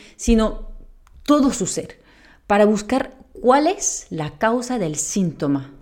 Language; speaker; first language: Spanish; non-native, fluent; French